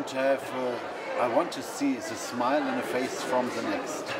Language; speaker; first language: English; non-native, fluent; German